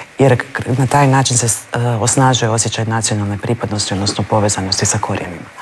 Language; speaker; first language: Croatian; native; Croatian